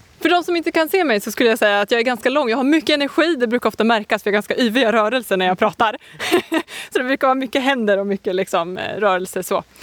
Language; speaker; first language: Swedish; native; Swedish